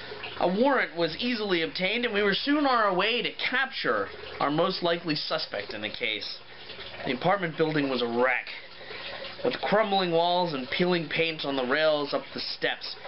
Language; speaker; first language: English; native; English